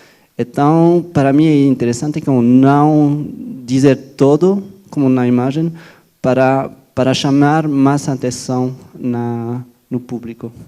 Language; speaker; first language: Portuguese; non-native, fluent; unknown